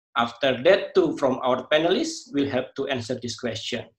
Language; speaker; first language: English; non-native, fluent; Indonesian